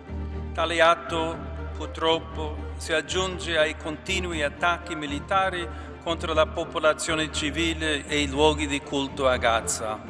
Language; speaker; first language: Italian; non-native, fluent; English